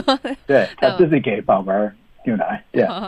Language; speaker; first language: Chinese; non-native, fluent; English